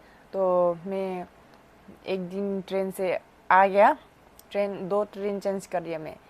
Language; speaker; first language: Hindi; non-native, local second language; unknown